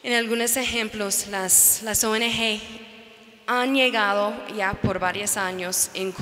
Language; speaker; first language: Spanish; non-native, fluent; English